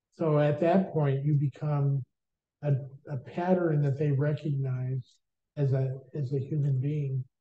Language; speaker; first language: English; native; English